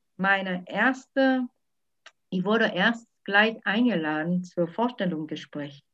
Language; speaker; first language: German; non-native, fluent; Vietnamese